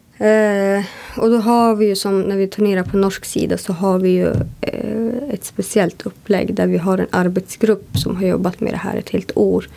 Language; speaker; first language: Swedish; native; Swedish